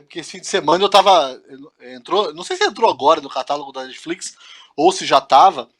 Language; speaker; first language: Portuguese; native; Portuguese